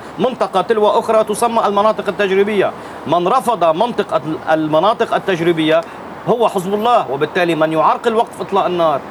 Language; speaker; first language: Arabic; native; Arabic